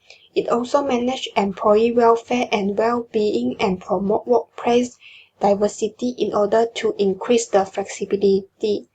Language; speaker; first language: English; non-native, learner; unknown